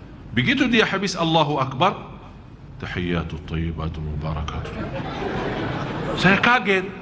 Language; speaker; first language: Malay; non-native, fluent; Arabic